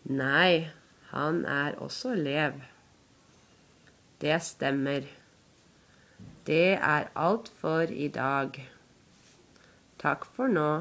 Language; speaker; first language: Norwegian; non-native, learner; English